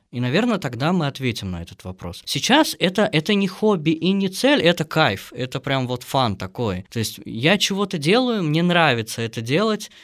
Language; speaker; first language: Russian; native; Russian